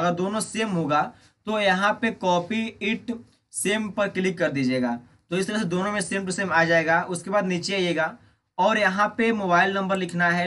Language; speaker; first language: Hindi; native; Hindi